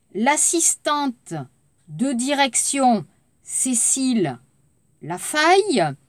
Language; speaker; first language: French; native; French